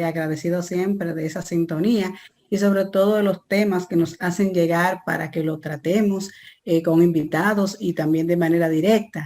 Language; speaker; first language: Spanish; native; Spanish